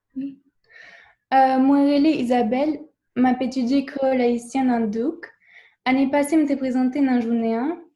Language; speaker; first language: French; non-native, learner; English